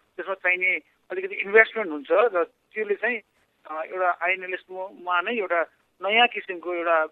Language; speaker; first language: Nepali; native; Nepali